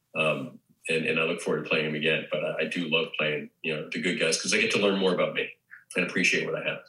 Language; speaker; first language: English; native; English